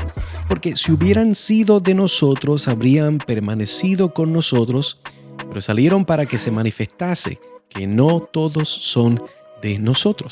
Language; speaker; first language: Spanish; native; Spanish